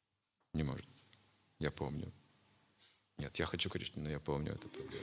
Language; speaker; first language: Russian; native; Russian